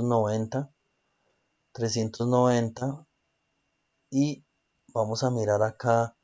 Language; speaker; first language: Spanish; native; Spanish